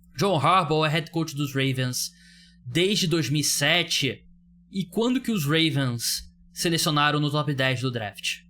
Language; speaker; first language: Portuguese; native; Portuguese